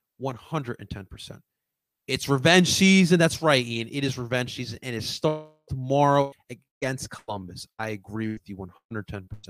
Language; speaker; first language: English; early bilingual, other home language; Spanish